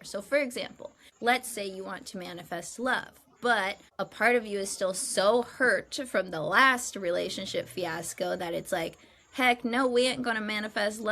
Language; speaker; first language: English; native; English